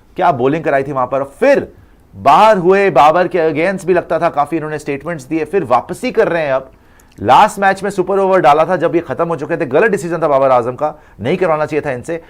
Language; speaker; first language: Hindi; native; Hindi